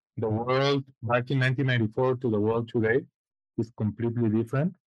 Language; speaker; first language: English; non-native, fluent; Spanish